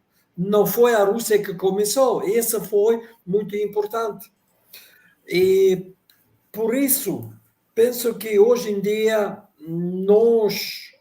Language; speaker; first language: Portuguese; non-native, fluent; Russian